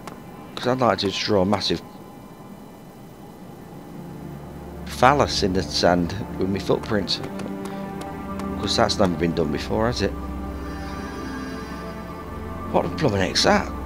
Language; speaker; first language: English; native; English